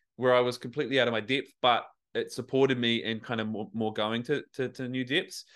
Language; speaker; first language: English; native; English